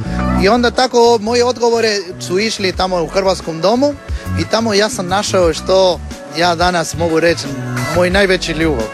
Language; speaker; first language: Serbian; non-native, learner; Spanish